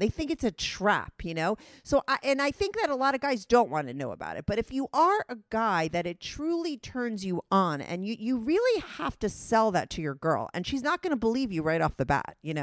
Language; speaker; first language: English; native; English